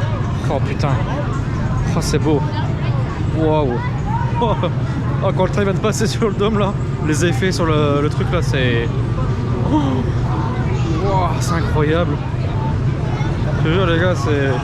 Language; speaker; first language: French; native; French